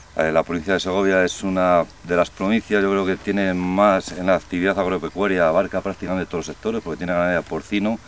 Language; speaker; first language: Spanish; native; Spanish